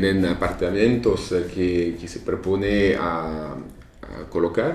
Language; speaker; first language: Spanish; non-native, learner; French